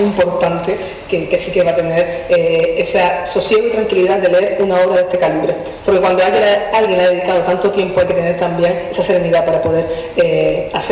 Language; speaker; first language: Spanish; native; Spanish